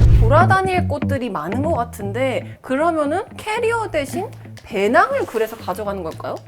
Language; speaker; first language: Korean; native; Korean